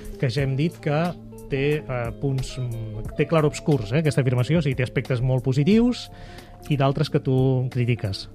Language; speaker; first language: Catalan; native; Catalan